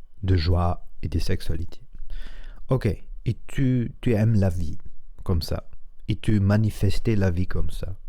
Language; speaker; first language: French; non-native, learner; Spanish